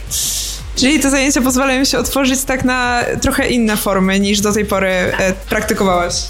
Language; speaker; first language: Polish; native; Polish